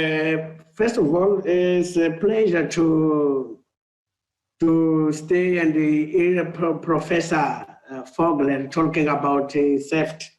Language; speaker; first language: English; non-native, learner; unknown